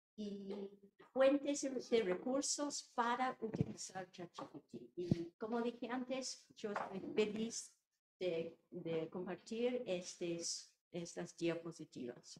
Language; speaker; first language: Spanish; non-native, fluent; English